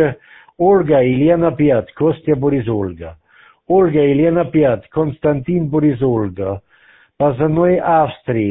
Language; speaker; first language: Russian; non-native, learner; German